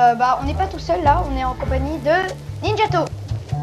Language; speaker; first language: French; native; French